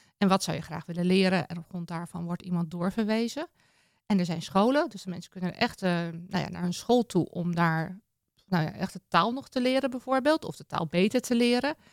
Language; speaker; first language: Dutch; native; Dutch